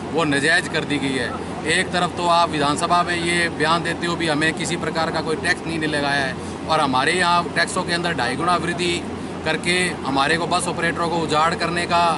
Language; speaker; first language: Hindi; native; Hindi